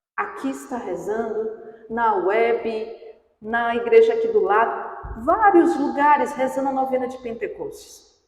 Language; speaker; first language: Portuguese; native; Portuguese